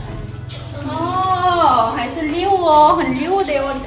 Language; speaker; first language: Chinese; non-native, fluent; Lao